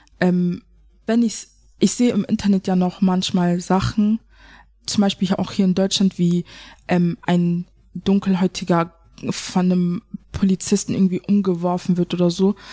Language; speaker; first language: German; early bilingual, other home language; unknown